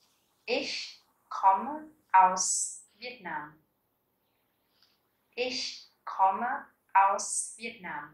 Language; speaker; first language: German; non-native, fluent; Vietnamese